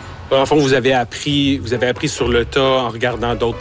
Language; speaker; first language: French; native; French